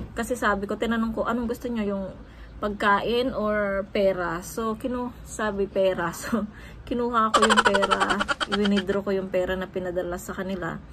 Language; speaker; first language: Filipino; native; Filipino